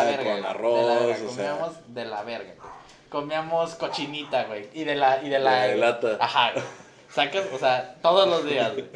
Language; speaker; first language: Spanish; native; Spanish